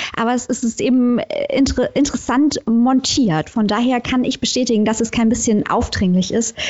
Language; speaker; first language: German; native; German